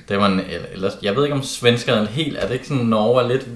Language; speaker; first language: Danish; native; Danish